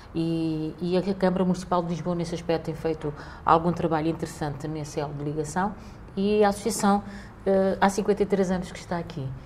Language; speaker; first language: Portuguese; non-native, local second language; Kabuverdianu